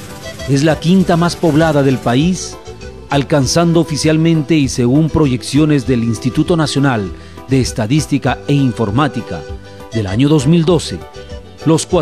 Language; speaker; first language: Spanish; native; Spanish